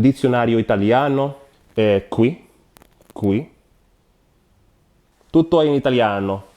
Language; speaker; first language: Italian; non-native, learner; Spanish